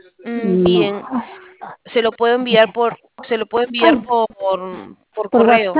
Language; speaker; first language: Spanish; native; Spanish